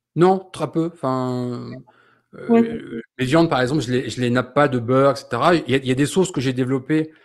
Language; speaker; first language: French; native; French